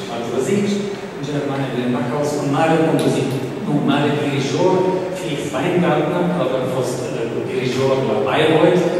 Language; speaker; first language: Romanian; non-native, fluent; German